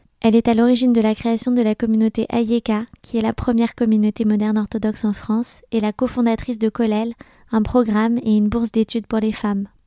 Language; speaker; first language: French; native; French